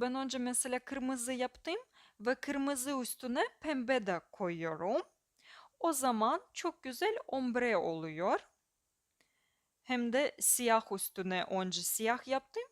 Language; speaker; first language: Turkish; non-native, fluent; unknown